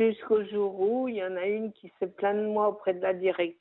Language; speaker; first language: French; native; French